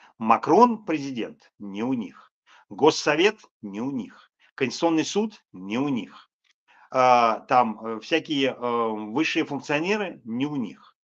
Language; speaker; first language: Russian; native; Russian